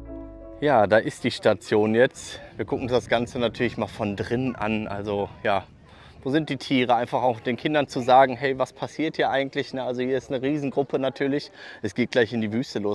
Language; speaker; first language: German; native; German